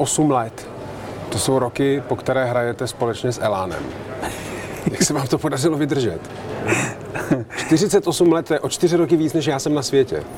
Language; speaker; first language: Czech; native; Czech